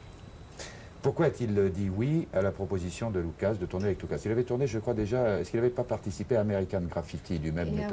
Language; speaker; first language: French; native; French